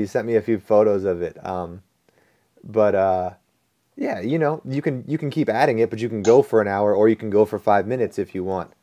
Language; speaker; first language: English; native; English